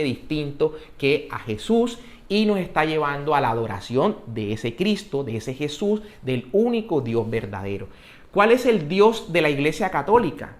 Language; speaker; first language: Spanish; native; Spanish